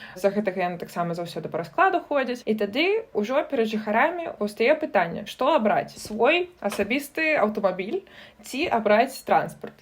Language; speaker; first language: Belarusian; non-native, local second language; Russian